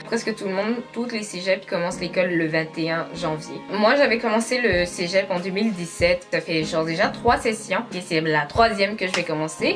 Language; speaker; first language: French; native; French